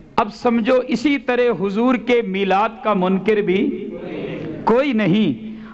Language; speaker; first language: Urdu; non-native, local second language; Punjabi